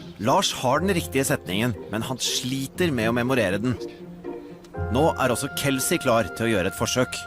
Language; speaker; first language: Norwegian; native; Norwegian